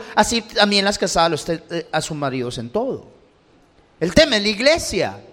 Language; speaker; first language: Spanish; early bilingual, heritage; Spanish